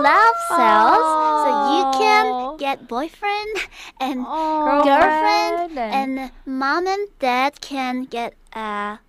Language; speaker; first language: English; non-native, learner; Korean